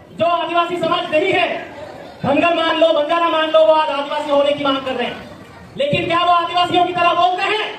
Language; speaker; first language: Hindi; non-native, local second language; Bhili